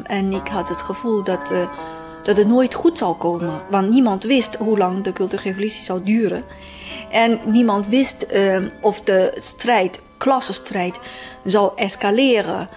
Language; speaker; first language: Dutch; non-native, fluent; Chinese